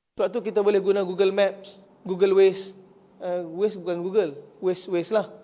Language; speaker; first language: Malay; native; Malay